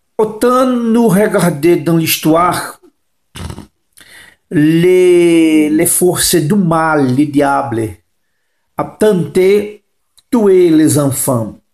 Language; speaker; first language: French; non-native, learner; Portuguese